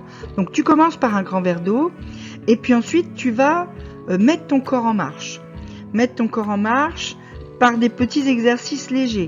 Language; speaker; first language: French; native; French